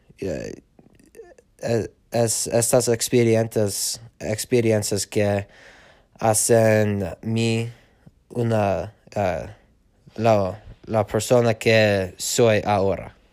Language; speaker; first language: Spanish; non-native, learner; English